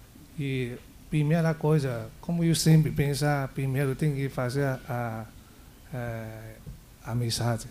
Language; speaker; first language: Portuguese; non-native, learner; Chinese